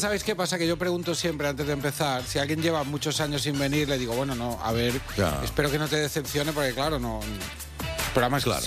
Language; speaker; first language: Spanish; native; Spanish